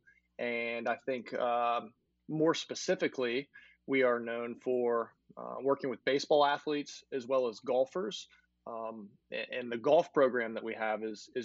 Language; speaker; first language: English; native; English